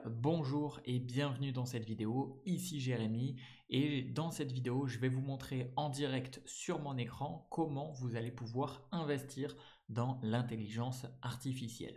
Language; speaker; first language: French; native; French